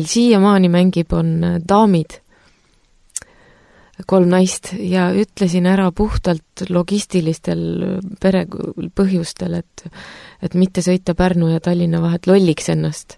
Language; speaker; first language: Estonian; native; Estonian